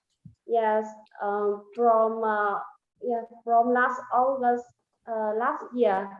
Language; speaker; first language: English; non-native, learner; Vietnamese